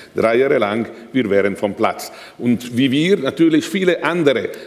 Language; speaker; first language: German; non-native, local second language; Italian